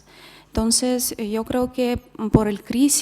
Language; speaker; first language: Spanish; non-native, fluent; Russian